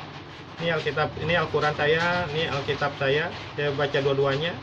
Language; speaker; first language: Indonesian; native; Indonesian